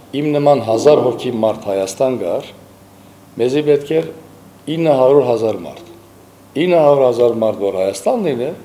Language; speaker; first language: Armenian; early bilingual, heritage; Armenian